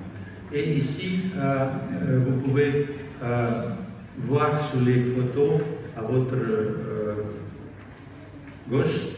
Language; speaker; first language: French; non-native, fluent; Russian